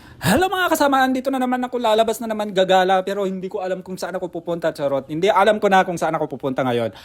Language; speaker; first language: Filipino; non-native, local second language; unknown